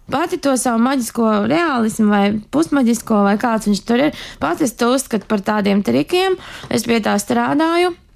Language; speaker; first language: Latvian; native; Latvian